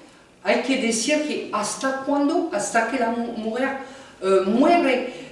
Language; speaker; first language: Spanish; non-native, fluent; French